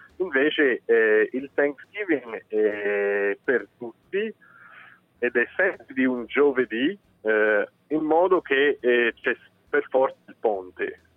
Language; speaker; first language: Italian; non-native, fluent; English